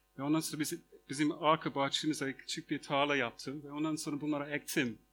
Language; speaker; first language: Turkish; non-native, fluent; English